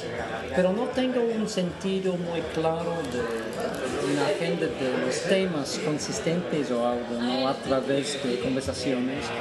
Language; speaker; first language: Spanish; non-native, fluent; English